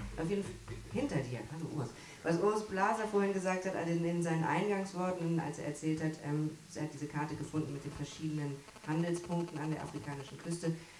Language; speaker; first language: German; native; German